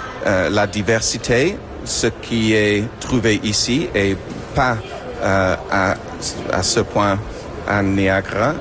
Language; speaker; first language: French; non-native, fluent; English